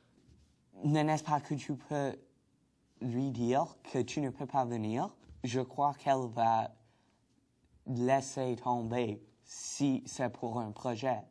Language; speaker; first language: French; non-native, learner; English